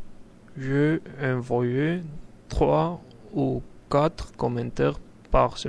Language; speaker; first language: French; non-native, learner; Spanish